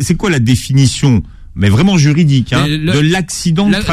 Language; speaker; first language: French; native; French